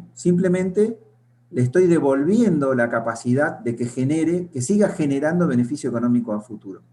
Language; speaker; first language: Spanish; native; Spanish